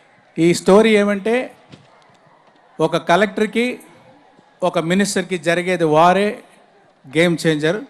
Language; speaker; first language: Telugu; non-native, local second language; Tamil